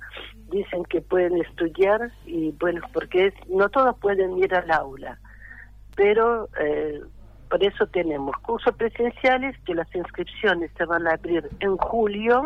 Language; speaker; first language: Spanish; non-native, fluent; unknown